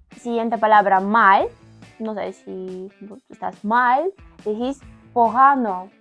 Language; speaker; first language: Spanish; non-native, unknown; Ukrainian